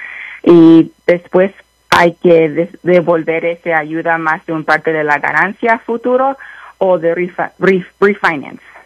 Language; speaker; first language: Spanish; early bilingual, heritage; Spanish